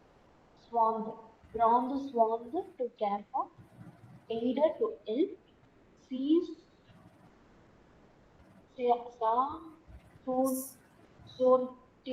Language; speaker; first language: French; non-native, learner; Tamil